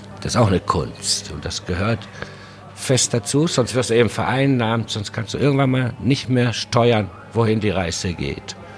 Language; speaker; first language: German; early bilingual, other home language; Spanish